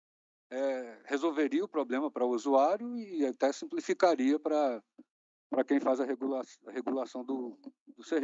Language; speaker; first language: Portuguese; native; Portuguese